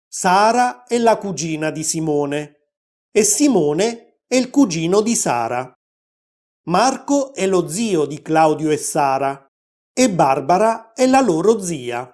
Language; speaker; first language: Italian; native; Italian